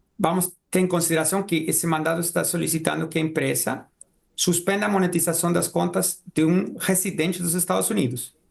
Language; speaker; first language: Portuguese; non-native, fluent; Spanish